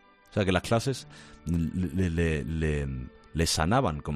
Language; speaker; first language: Spanish; native; Spanish